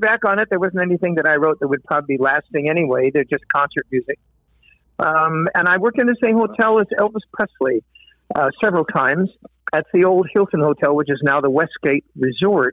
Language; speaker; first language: English; native; English